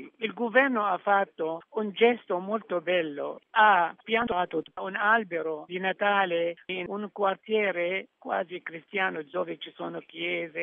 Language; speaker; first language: Italian; non-native, fluent; Arabic